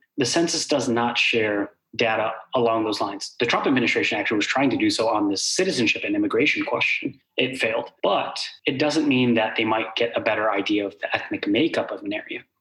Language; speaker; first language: English; early bilingual, other home language; Arabic